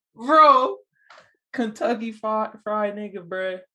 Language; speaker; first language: English; native; English